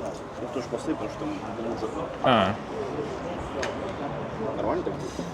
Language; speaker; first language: Russian; native; Russian